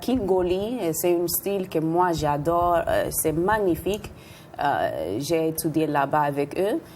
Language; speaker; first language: French; non-native, fluent; Spanish